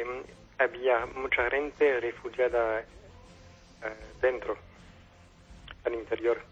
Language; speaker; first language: Spanish; non-native, fluent; French